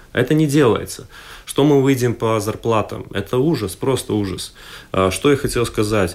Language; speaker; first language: Russian; non-native, local second language; Latvian